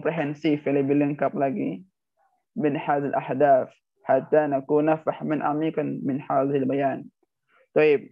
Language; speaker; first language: Arabic; non-native, learner; Indonesian